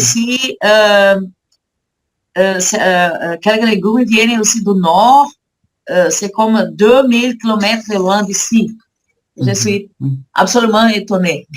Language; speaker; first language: French; non-native, learner; Portuguese